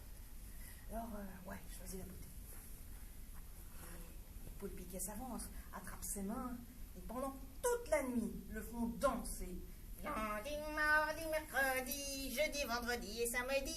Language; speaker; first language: French; native; French